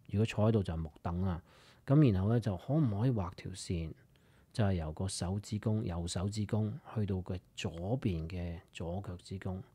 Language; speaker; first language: Cantonese; early bilingual, heritage; Cantonese